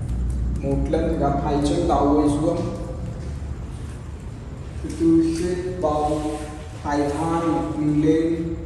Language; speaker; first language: Vietnamese; non-native, learner; Hindi